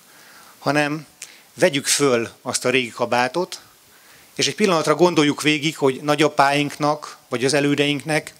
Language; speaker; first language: Hungarian; native; Hungarian